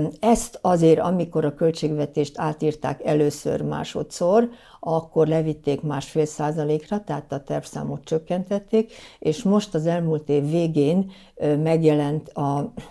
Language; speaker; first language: Hungarian; native; Hungarian